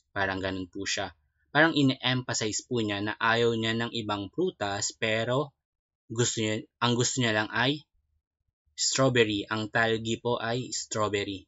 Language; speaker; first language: Filipino; native; Filipino